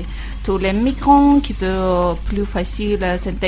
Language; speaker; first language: French; non-native, learner; Armenian